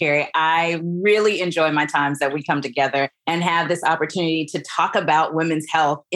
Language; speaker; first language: English; native; English